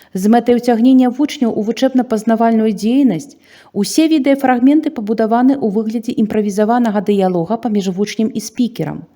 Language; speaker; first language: Belarusian; native; Belarusian